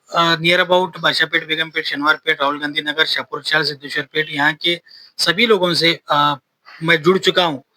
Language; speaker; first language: Hindi; native; Hindi